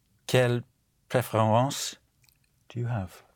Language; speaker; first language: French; non-native, learner; English